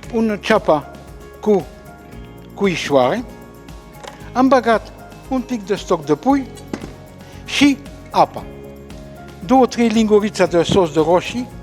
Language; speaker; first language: Romanian; non-native, fluent; French